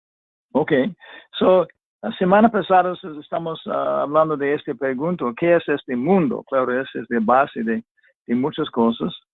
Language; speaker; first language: Spanish; non-native, fluent; English